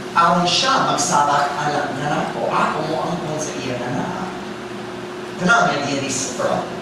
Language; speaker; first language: Cebuano; non-native, fluent; English